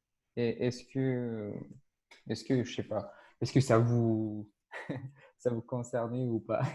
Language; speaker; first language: French; non-native, fluent; Russian